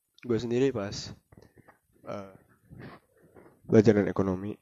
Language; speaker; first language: Indonesian; native; Indonesian